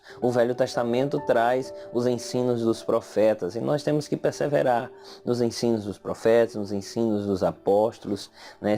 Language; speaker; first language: Portuguese; native; Portuguese